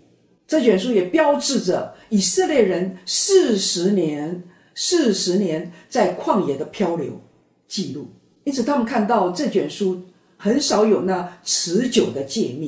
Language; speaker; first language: Chinese; native; Chinese